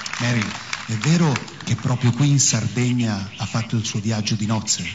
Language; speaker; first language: Italian; native; Italian